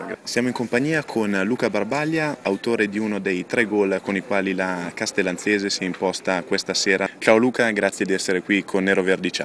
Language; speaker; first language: Italian; native; Italian